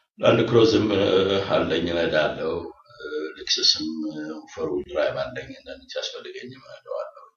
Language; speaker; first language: Amharic; native; Amharic